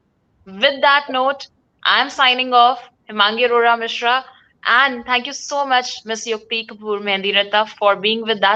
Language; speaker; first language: English; non-native, local second language; Hindi